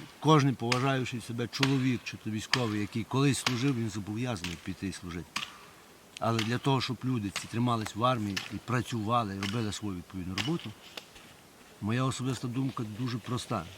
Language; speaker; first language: Ukrainian; native; Ukrainian